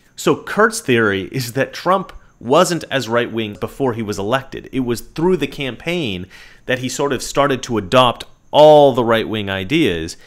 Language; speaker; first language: English; native; English